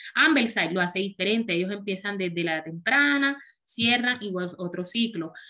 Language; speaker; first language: Spanish; native; Spanish